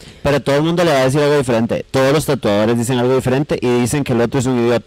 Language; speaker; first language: Spanish; native; Spanish